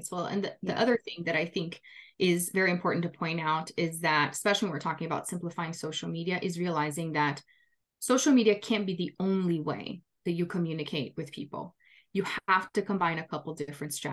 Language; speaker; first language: English; non-native, fluent; Portuguese